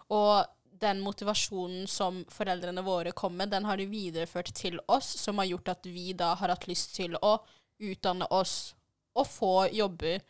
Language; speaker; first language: Norwegian; early bilingual, other home language; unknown